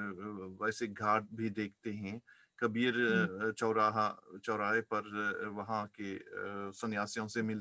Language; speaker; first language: Hindi; non-native, fluent; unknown